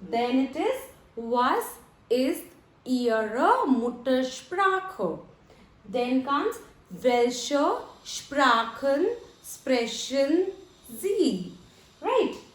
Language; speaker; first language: German; non-native, fluent; Hindi